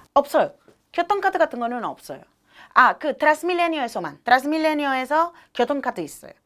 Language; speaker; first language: Korean; non-native, fluent; Spanish